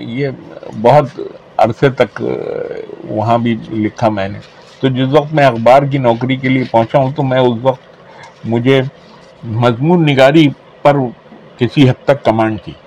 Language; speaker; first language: Urdu; native; Urdu